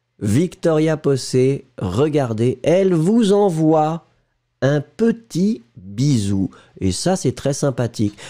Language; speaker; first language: French; native; French